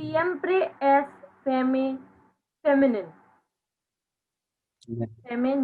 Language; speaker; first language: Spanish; non-native, fluent; Hindi